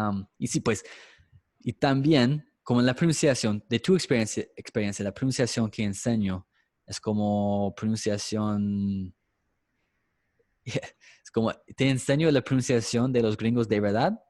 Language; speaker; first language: Spanish; non-native, fluent; English